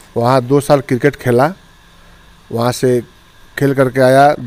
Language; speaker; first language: Hindi; native; Hindi